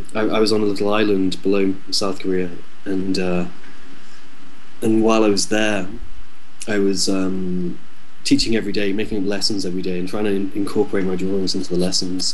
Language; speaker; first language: English; native; English